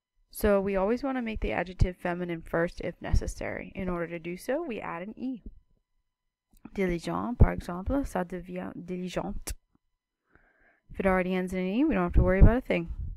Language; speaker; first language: English; native; English